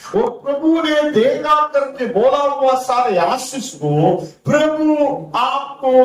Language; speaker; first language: Hindi; non-native, local second language; Tamil